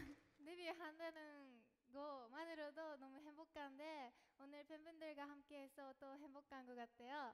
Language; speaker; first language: Korean; native; Korean